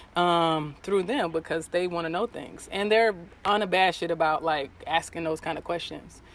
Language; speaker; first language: English; native; English